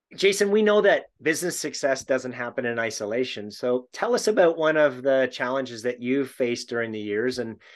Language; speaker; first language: English; native; English